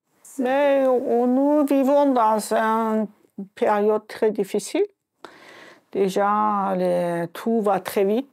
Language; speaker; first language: French; non-native, fluent; Azerbaijani